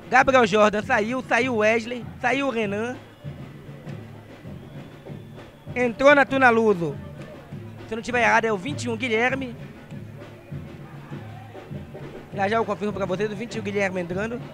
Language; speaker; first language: Portuguese; native; Portuguese